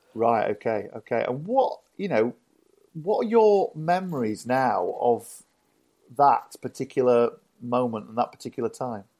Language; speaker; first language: English; native; English